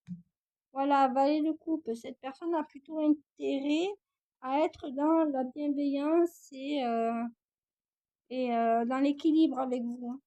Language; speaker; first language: French; native; French